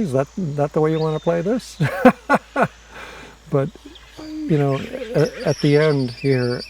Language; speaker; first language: English; native; English